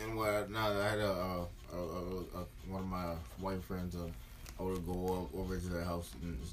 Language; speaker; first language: English; native; English